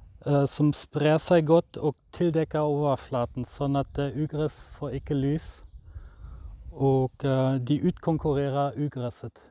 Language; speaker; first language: Norwegian; non-native, fluent; German